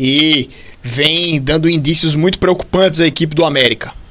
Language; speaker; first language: Portuguese; native; Portuguese